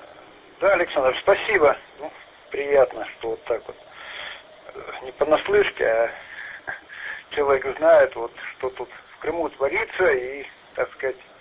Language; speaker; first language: Russian; native; Russian